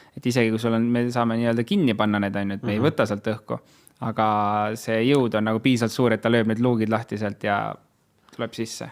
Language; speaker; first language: Estonian; native; Estonian